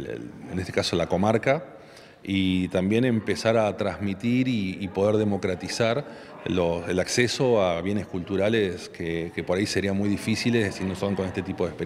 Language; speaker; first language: Spanish; native; Spanish